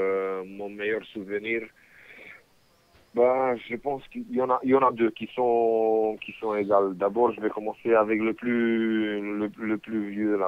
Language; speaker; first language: French; non-native, fluent; Romanian